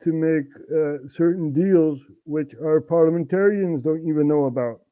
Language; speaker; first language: English; non-native, fluent; Dutch